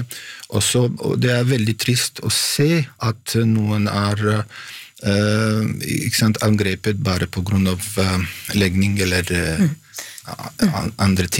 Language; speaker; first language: Norwegian; non-native, fluent; Bosnian